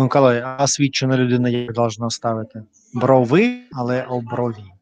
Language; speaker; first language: Ukrainian; non-native, learner; Russian